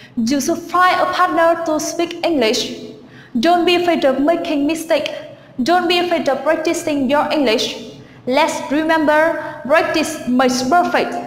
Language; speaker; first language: English; non-native, learner; Vietnamese